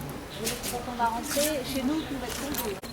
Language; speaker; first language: French; non-native, learner; Chinese